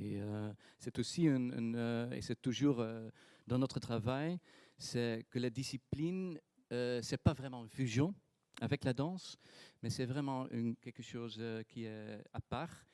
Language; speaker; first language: French; non-native, fluent; Dutch